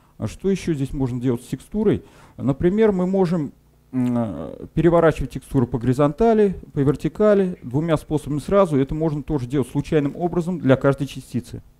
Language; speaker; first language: Russian; native; Russian